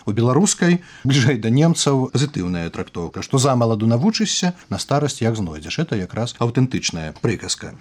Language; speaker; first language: Belarusian; native; Belarusian